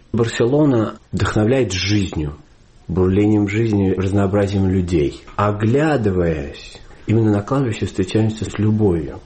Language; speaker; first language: Russian; native; Russian